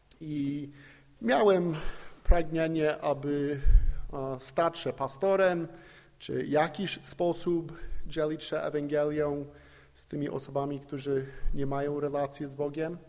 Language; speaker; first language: Polish; non-native, fluent; English